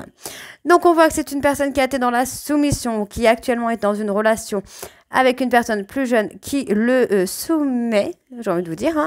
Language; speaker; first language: French; native; French